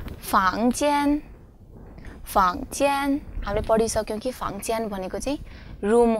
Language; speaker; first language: Chinese; non-native, learner; Nepali